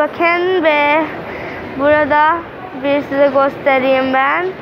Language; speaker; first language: Turkish; non-native, learner; Urdu